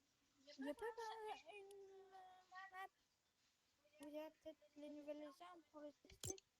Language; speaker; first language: French; native; French